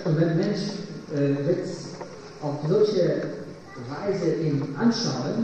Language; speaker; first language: German; non-native, fluent; Polish